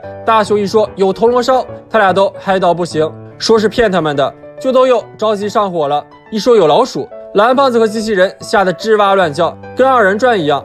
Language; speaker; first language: Chinese; native; Chinese